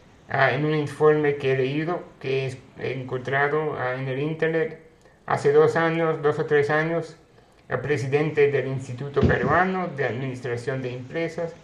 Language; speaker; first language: Spanish; non-native, fluent; English